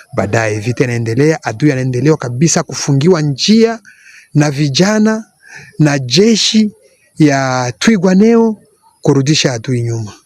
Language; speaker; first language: Swahili; non-native, local second language; Kinyarwanda